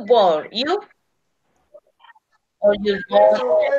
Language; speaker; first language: English; non-native, learner; Spanish